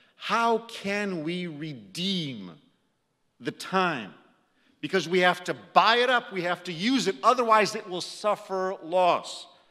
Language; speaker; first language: English; early bilingual, other home language; Romanian